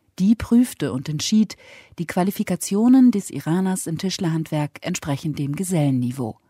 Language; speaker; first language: German; native; German